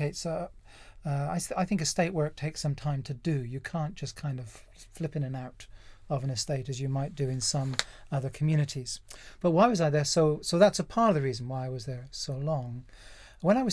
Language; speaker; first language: English; native; English